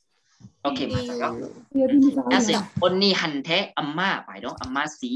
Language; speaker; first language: Korean; non-native, fluent; Burmese